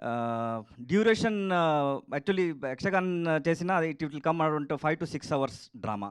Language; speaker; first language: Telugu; non-native, learner; Kannada